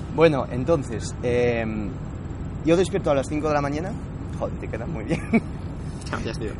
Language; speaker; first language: Spanish; non-native, fluent; French